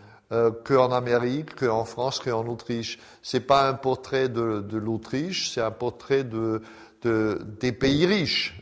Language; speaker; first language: French; non-native, fluent; German